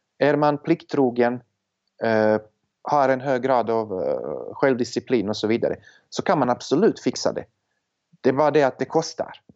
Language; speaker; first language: Swedish; non-native, fluent; Serbian